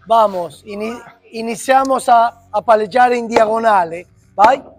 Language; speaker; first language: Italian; non-native, learner; Spanish